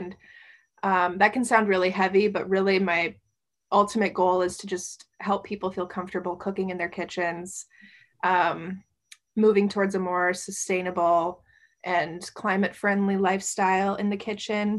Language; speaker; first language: English; native; English